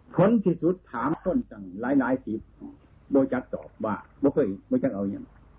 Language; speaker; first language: Thai; native; Thai